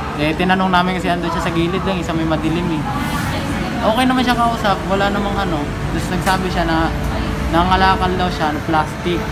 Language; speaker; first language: Filipino; native; Filipino